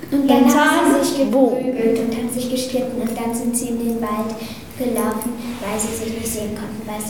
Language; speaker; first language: German; early bilingual, heritage; English